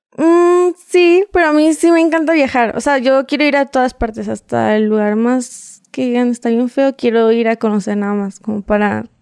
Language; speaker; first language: Spanish; native; Spanish